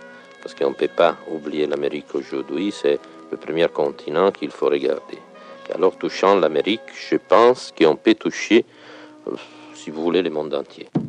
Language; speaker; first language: French; non-native, fluent; Italian